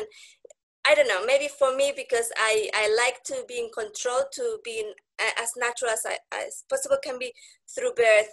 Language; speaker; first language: English; non-native, fluent; Spanish